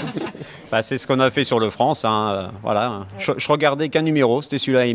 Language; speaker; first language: French; native; French